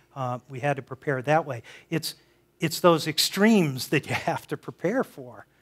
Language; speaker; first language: English; native; English